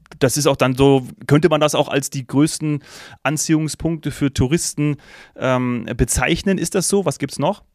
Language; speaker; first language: German; native; German